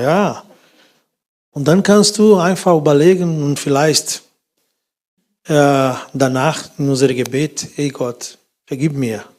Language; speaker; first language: German; non-native, fluent; Portuguese